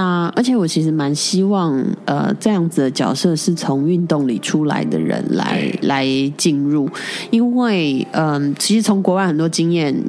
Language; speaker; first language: Chinese; native; Chinese